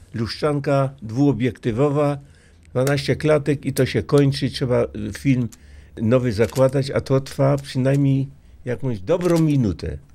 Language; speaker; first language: Polish; native; Polish